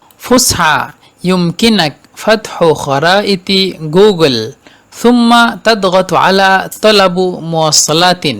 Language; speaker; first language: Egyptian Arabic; non-native, fluent; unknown